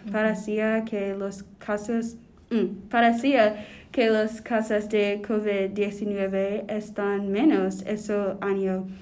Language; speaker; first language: Spanish; non-native, learner; English